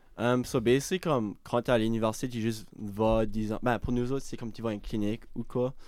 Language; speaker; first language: French; native; French